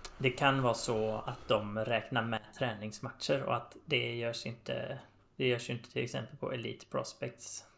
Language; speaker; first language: Swedish; native; Swedish